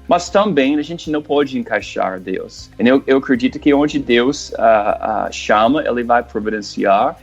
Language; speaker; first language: Portuguese; non-native, fluent; English